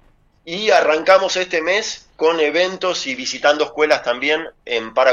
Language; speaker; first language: Spanish; native; Spanish